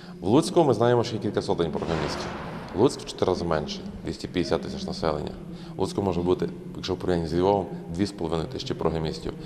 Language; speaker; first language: Ukrainian; native; Ukrainian